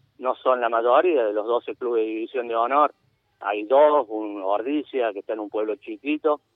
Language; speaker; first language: Spanish; native; Spanish